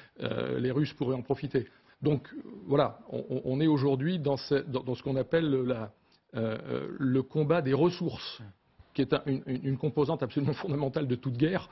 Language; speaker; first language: French; native; French